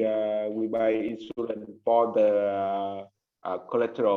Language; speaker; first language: English; non-native, learner; Vietnamese